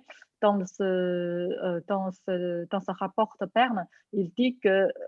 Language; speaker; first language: French; non-native, fluent; Chinese